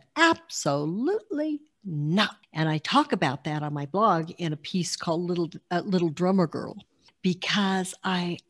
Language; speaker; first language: English; early bilingual, other home language; Italian